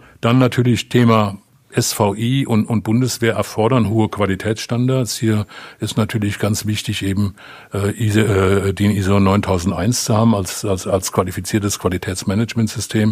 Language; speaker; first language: German; native; German